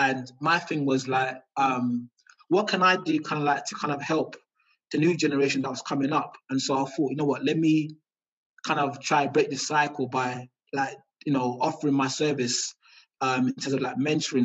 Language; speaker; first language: English; native; English